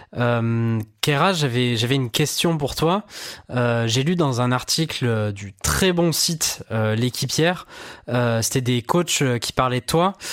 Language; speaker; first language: French; native; French